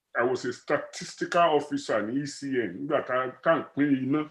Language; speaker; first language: English; non-native, local second language; Yoruba